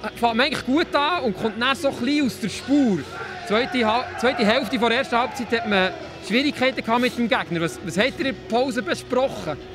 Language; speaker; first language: German; native; German